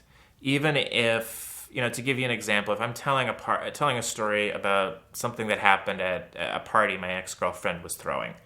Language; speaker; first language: English; native; English